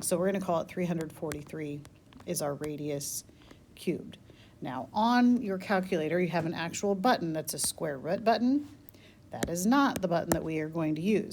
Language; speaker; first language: English; native; English